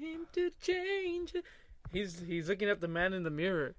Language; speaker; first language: English; native; English